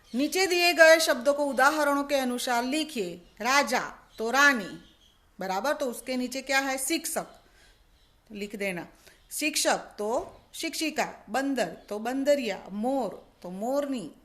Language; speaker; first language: Hindi; non-native, local second language; Gujarati